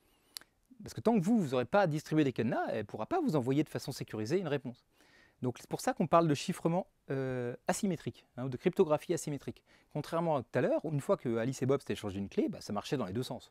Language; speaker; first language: French; native; French